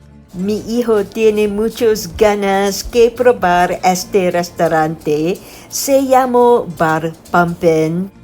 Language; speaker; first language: Spanish; non-native, learner; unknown